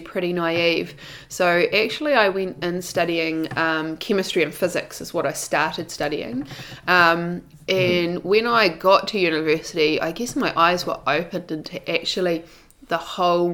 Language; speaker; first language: English; native; English